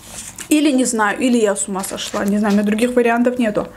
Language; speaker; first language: Russian; native; Russian